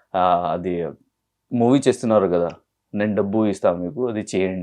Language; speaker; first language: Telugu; non-native, learner; Hindi